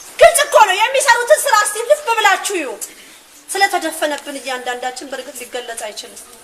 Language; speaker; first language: Amharic; native; Amharic